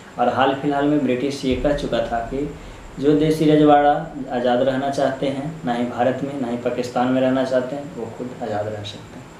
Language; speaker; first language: Hindi; native; Hindi